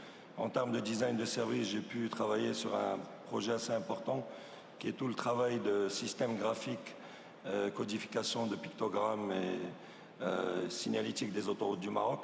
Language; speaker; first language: French; non-native, local second language; Arabic